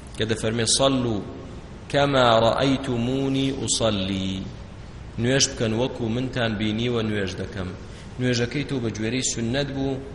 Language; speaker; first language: Central Kurdish; non-native, local second language; Kurdish